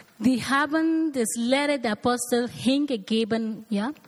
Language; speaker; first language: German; non-native, learner; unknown